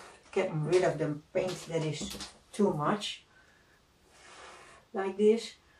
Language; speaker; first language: English; non-native, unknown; Dutch